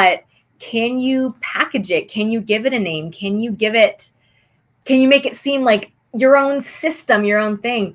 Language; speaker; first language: English; native; English